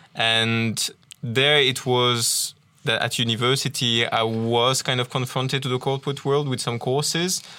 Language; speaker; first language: English; non-native, fluent; French